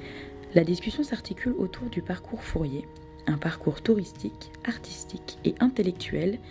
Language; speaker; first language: French; native; French